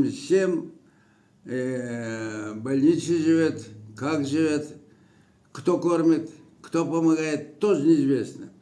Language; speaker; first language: Russian; non-native, local second language; Kyrgyz